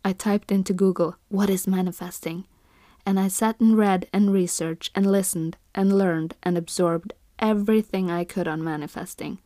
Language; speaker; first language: English; non-native, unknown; Norwegian